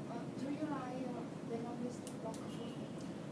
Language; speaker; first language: English; non-native, learner; Vietnamese